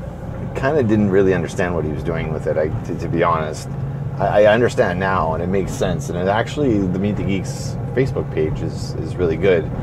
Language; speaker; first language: English; native; English